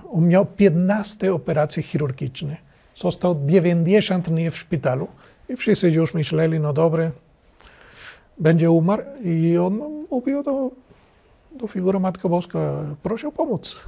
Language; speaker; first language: Polish; non-native, learner; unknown